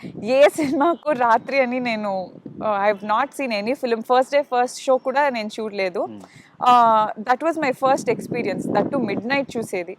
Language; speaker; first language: Telugu; non-native, learner; Kannada